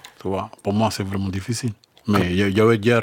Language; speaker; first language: French; non-native, learner; Spanish